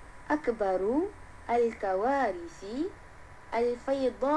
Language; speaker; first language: Arabic; non-native, learner; Malay